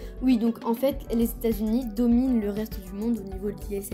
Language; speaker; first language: French; native; French